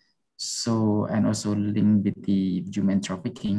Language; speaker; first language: English; non-native, fluent; Khmer